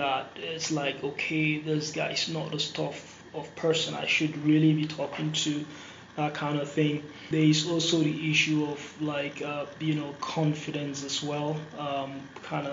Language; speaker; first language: English; non-native, local second language; Hausa